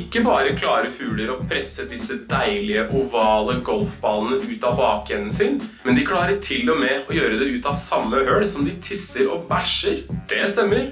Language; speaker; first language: Norwegian; native; Norwegian